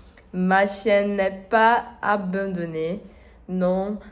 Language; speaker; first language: French; non-native, learner; Portuguese